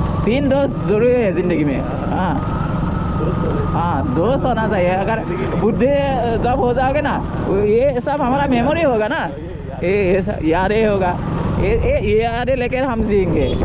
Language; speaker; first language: Hindi; non-native, local second language; Assamese